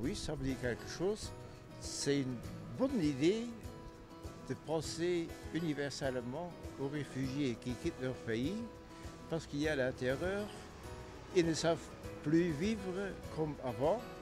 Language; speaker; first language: French; non-native, local second language; Luxembourgish